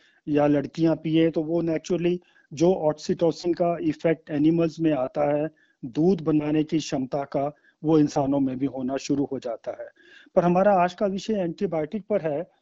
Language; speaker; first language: Hindi; native; Hindi